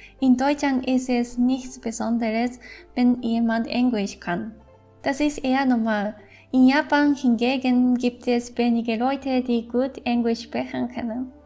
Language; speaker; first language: German; non-native, fluent; Japanese